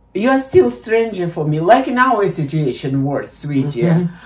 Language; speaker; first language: English; non-native, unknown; Russian